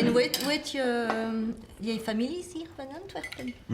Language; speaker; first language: Dutch; non-native, local second language; French